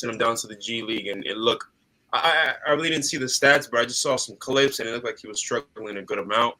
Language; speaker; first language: English; native; English